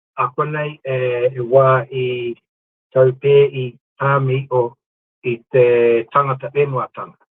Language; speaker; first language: Māori; non-native, local second language; English